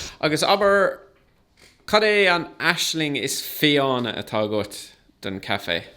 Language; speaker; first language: Irish; non-native, local second language; English